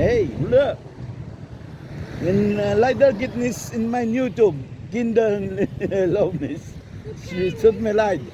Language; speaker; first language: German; non-native, learner; Filipino